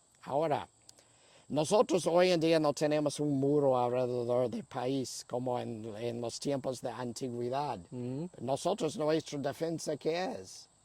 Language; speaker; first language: Spanish; non-native, fluent; English